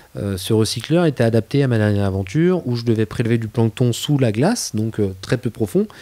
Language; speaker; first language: French; native; French